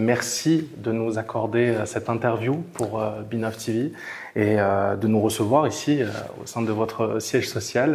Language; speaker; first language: French; native; French